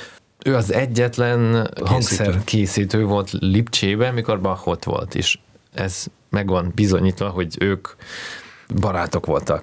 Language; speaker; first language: Hungarian; non-native, fluent; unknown